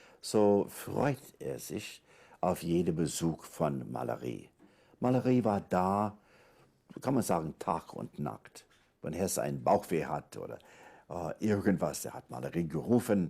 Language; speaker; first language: German; non-native, fluent; English